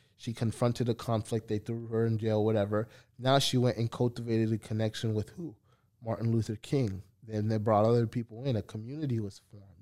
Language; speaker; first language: English; early bilingual, other home language; Haitian Creole